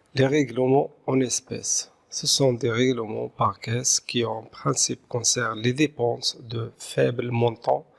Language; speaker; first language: French; non-native, local second language; Arabic